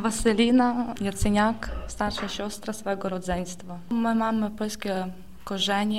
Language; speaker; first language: Polish; non-native, fluent; Ukrainian